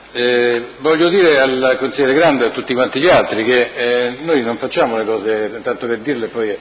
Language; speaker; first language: Italian; native; Italian